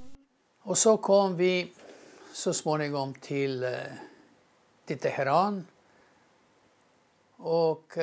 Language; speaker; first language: Swedish; non-native, fluent; Croatian